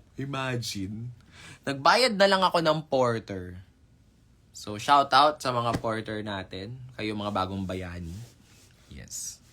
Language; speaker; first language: Filipino; native; Filipino